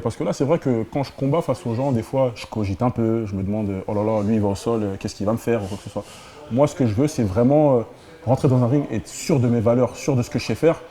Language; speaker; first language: French; native; French